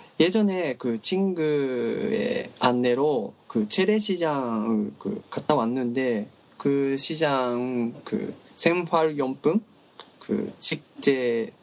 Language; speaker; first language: Korean; non-native, learner; Japanese